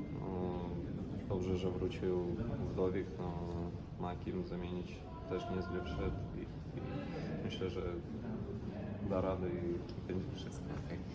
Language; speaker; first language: Polish; non-native, fluent; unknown